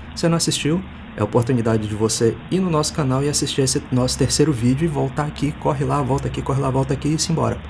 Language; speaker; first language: Portuguese; native; Portuguese